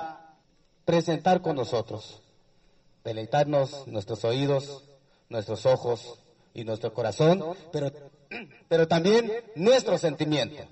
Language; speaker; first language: Spanish; non-native, local second language; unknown